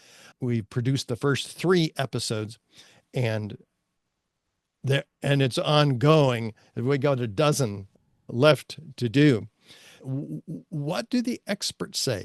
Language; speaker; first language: English; native; English